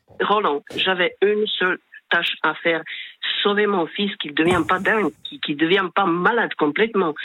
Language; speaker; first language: French; non-native, fluent; Slovak